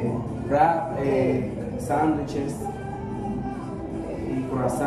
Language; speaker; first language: Spanish; native; Spanish